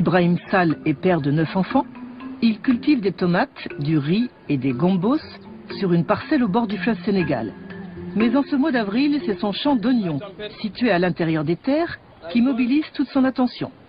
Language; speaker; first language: French; native; French